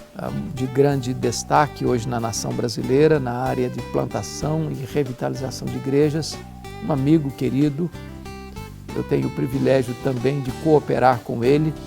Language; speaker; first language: Portuguese; native; Portuguese